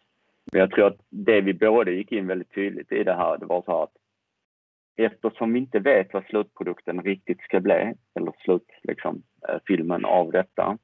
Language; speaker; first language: Swedish; native; Swedish